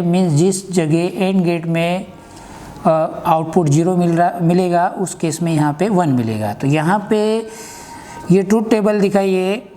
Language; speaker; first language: Hindi; native; Hindi